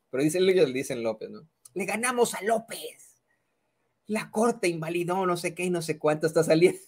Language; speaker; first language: Spanish; native; Spanish